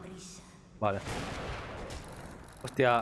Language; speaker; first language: Spanish; native; Spanish